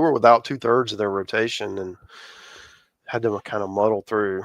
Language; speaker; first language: English; native; English